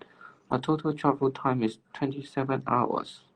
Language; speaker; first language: English; non-native, learner; Cantonese